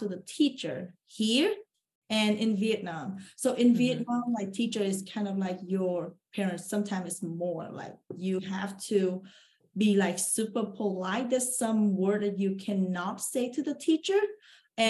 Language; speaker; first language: English; non-native, fluent; Vietnamese